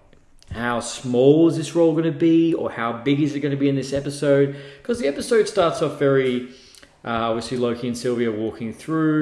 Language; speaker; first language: English; native; English